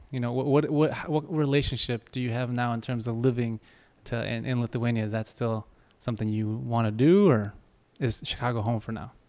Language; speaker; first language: English; native; English